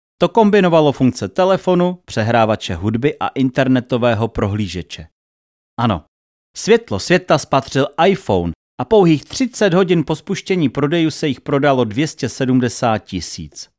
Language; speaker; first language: Czech; native; Czech